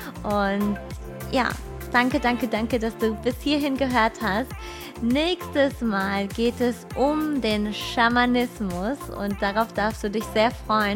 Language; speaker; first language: German; native; German